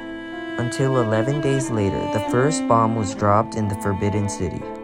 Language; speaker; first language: English; non-native, fluent; Chinese